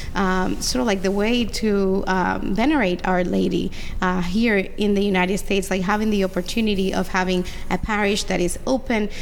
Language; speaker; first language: English; non-native, fluent; Spanish